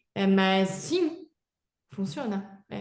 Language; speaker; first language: Portuguese; non-native, fluent; French